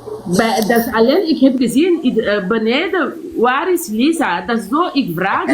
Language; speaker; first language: Dutch; non-native, learner; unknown